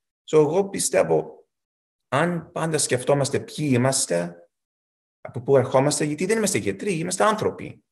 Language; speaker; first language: Greek; early bilingual, heritage; Greek